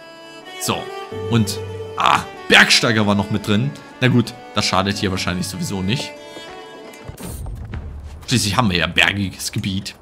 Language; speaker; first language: German; native; German